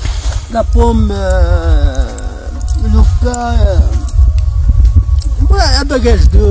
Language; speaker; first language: French; non-native, learner; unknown